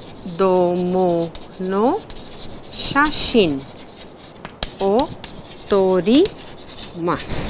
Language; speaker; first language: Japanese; non-native, fluent; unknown